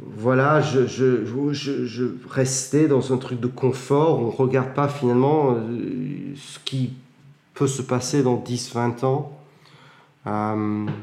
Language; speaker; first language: French; early bilingual, heritage; French